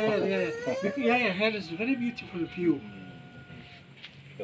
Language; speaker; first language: English; non-native, learner; Arabic